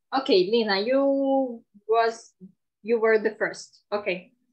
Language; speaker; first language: English; non-native, fluent; Ukrainian